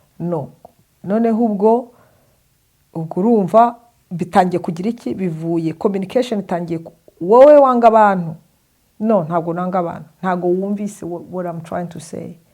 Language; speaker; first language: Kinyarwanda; early bilingual, heritage; Kinyarwanda